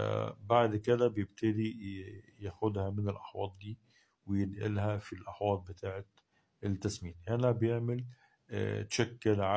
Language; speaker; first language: Arabic; native; Arabic